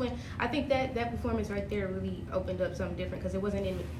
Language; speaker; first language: English; native; English